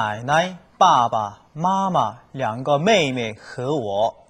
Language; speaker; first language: Chinese; non-native, fluent; Korean